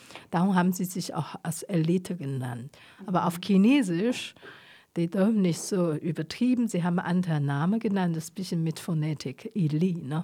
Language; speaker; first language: German; non-native, fluent; Chinese